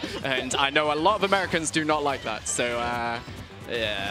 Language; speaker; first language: English; native; English